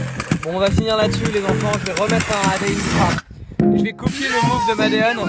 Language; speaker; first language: French; native; French